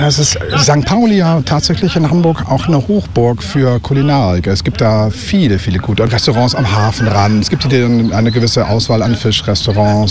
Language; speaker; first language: German; native; German